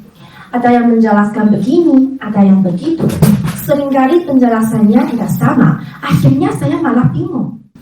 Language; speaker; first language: Indonesian; non-native, fluent; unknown